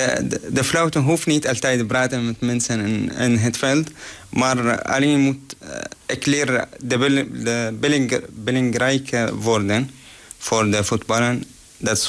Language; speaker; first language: Dutch; non-native, learner; Arabic